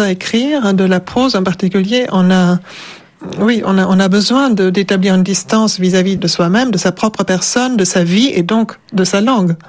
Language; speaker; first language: French; non-native, fluent; German